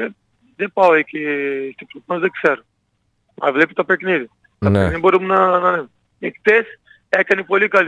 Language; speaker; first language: Greek; non-native, learner; Portuguese